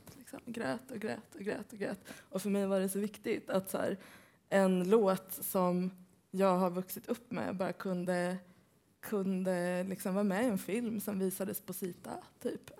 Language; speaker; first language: Swedish; early bilingual, other home language; Persian